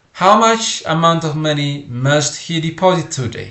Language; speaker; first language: English; non-native, local second language; Amharic